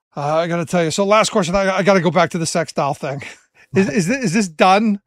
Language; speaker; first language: English; native; English